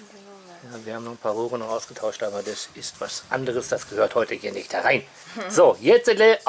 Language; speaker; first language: German; native; German